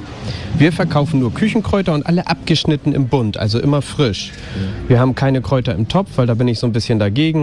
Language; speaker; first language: German; native; German